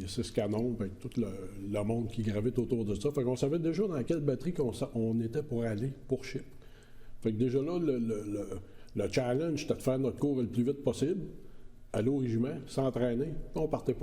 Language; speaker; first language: French; native; French